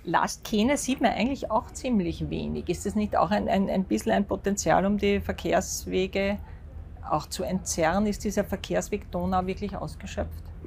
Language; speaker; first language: German; native; German